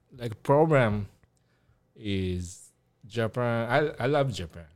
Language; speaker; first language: English; non-native, learner; Japanese